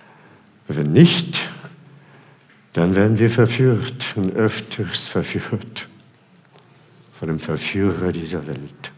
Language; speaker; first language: German; non-native, fluent; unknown